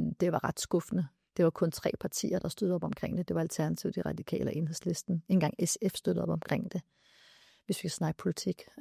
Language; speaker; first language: Danish; early bilingual, other home language; Arabic